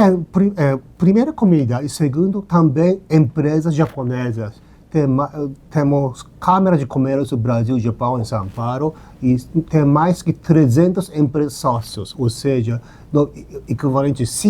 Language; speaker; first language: Portuguese; non-native, learner; Japanese